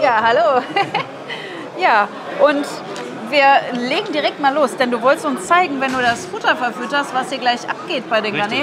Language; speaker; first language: German; native; German